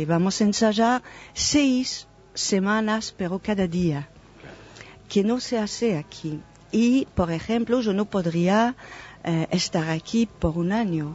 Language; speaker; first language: Spanish; non-native, fluent; French